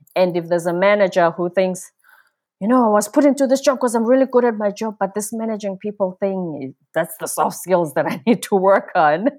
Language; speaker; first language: English; non-native, local second language; Zulu